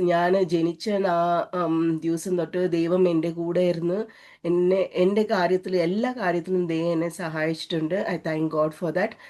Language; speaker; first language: Malayalam; early bilingual, heritage; Malayalam